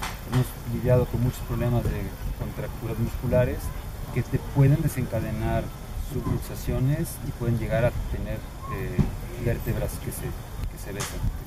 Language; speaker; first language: Spanish; native; Spanish